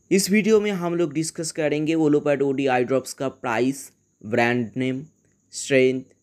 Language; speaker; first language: Hindi; non-native, local second language; Bangla